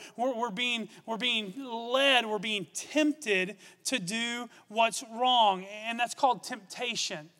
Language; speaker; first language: English; native; English